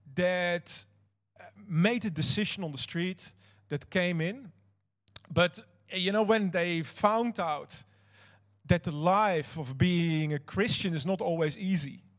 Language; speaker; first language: English; non-native, fluent; Dutch